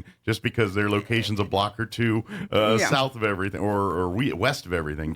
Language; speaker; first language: English; native; English